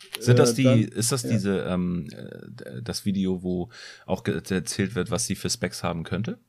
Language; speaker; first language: German; native; German